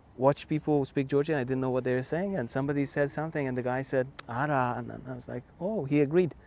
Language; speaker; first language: English; non-native, fluent; Persian